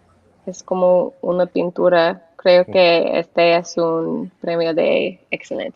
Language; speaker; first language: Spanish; non-native, learner; English